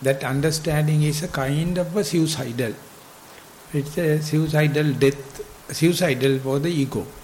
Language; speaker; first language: English; non-native, local second language; Sinhala